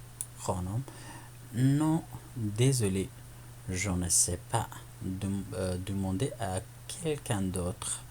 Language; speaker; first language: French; non-native, fluent; Persian